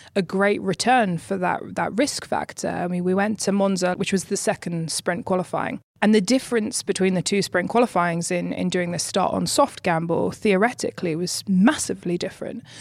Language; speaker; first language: English; native; English